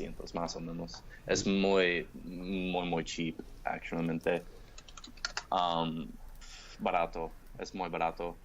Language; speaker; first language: Spanish; non-native, learner; English